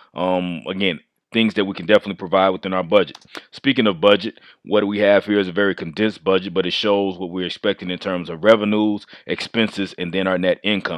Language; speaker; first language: English; native; English